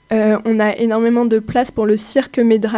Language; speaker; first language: French; native; French